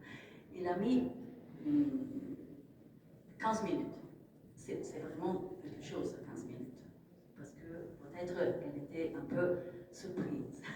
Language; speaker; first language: French; non-native, fluent; Italian